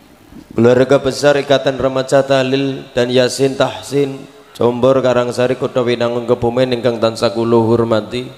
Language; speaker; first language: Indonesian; non-native, local second language; Javanese